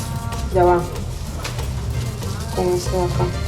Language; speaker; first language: Spanish; native; Spanish